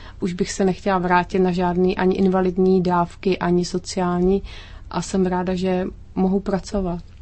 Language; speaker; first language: Czech; native; Czech